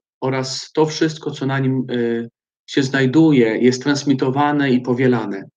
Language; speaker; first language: Polish; native; Polish